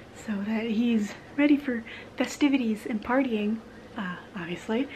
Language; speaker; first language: English; native; English